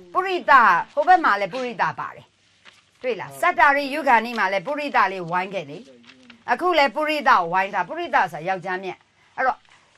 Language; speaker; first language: Burmese; native; Burmese